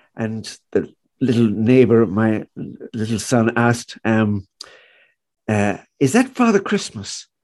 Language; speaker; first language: English; native; English